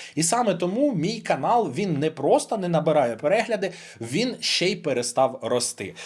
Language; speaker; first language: Ukrainian; non-native, local second language; Russian